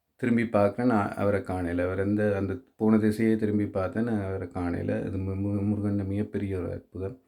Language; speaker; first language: Tamil; native; Tamil